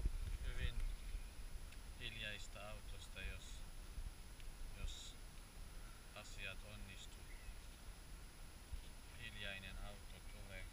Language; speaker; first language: Finnish; non-native, fluent; Central Kurdish